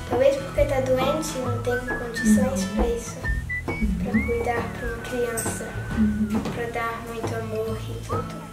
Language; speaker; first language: Portuguese; early bilingual, heritage; Portuguese